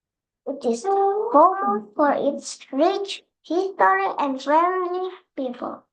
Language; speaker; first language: English; non-native, learner; Indonesian